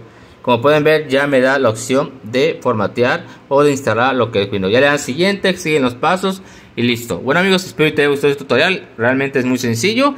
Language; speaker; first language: Spanish; native; Spanish